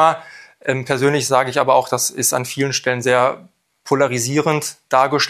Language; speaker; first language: German; native; German